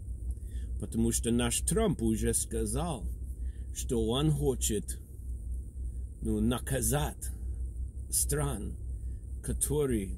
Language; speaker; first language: Russian; non-native, fluent; English